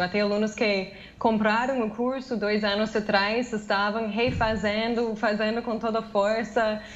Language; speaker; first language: Portuguese; non-native, fluent; English